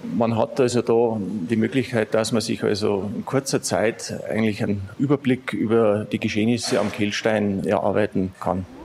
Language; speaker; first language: German; native; German